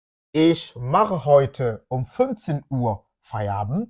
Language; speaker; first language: German; non-native, fluent; French